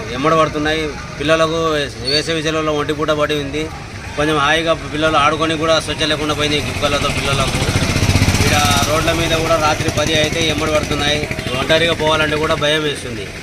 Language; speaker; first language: Telugu; native; Telugu